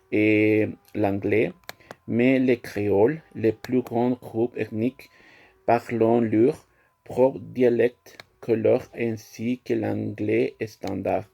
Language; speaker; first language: French; non-native, learner; Spanish